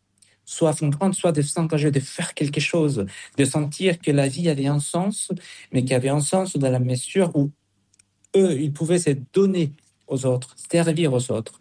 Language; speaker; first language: French; non-native, fluent; Spanish